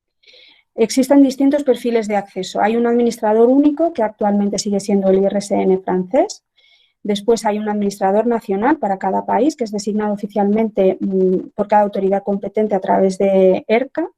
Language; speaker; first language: Spanish; native; Spanish